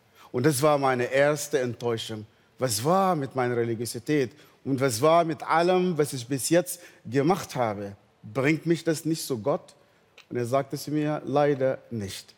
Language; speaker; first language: German; non-native, fluent; Arabic